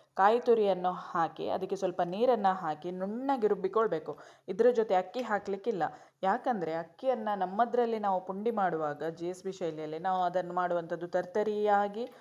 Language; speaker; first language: Kannada; non-native, local second language; Konkani